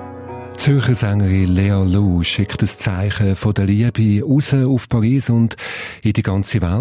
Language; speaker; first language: German; native; German